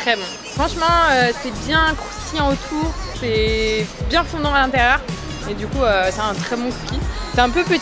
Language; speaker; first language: French; native; French